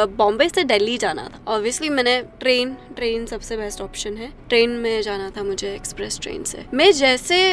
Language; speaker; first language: Hindi; early bilingual, heritage; Hindi